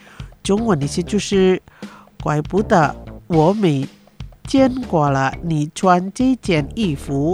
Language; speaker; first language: Chinese; non-native, fluent; Indonesian